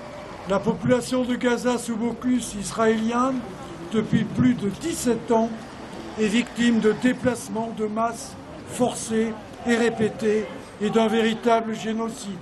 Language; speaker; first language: French; native; French